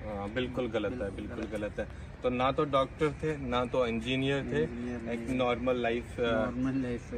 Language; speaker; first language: Hindi; native; Hindi